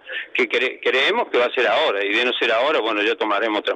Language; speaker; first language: Spanish; native; Spanish